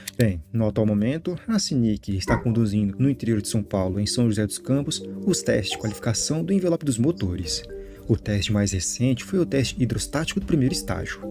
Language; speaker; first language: Portuguese; native; Portuguese